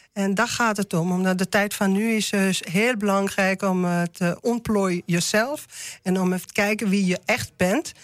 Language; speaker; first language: Dutch; non-native, learner; French